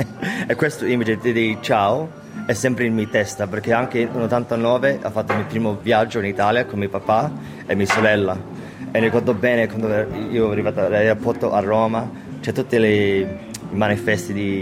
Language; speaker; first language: Italian; early bilingual, heritage; English